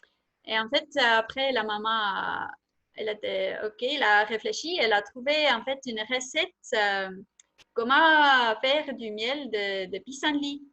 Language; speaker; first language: French; non-native, fluent; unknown